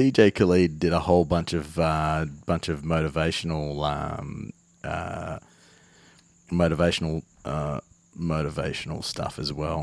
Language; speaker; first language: English; native; English